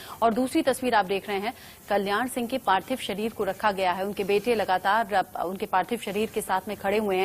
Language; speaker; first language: Hindi; native; Hindi